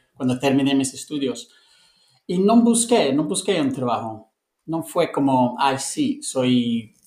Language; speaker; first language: Spanish; non-native, fluent; English